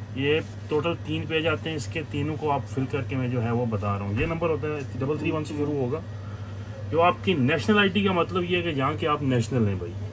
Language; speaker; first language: Urdu; non-native, local second language; Punjabi